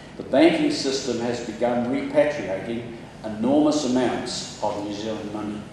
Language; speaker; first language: English; native; English